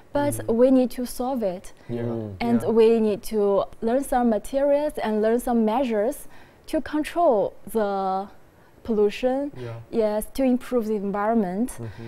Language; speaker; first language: English; non-native, fluent; Chinese